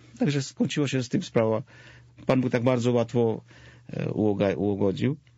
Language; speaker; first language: Polish; non-native, fluent; Georgian